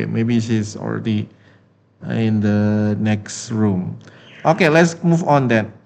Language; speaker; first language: English; non-native, fluent; Indonesian